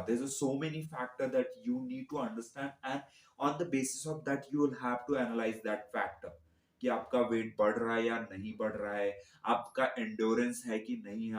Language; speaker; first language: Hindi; native; Hindi